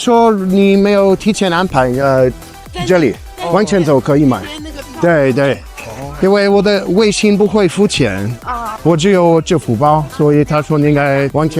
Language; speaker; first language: Chinese; non-native, learner; English